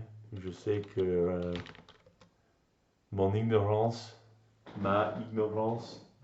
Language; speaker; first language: French; non-native, learner; English